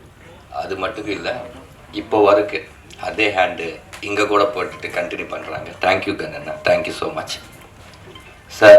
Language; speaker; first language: Tamil; non-native, learner; Telugu